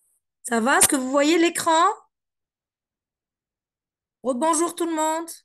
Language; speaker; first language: French; non-native, fluent; Arabic